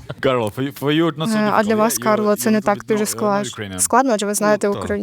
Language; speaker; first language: Ukrainian; early bilingual, heritage; English